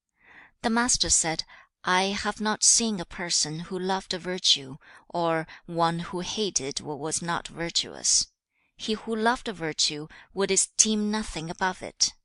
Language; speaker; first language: English; non-native, fluent; Chinese